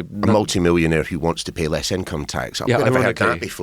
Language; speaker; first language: English; native; English